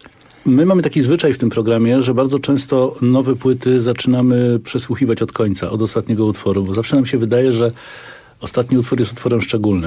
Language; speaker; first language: Polish; native; Polish